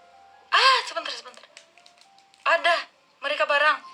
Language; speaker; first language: Indonesian; non-native, learner; Turkish